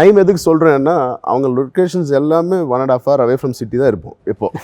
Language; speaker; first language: Tamil; non-native, fluent; Telugu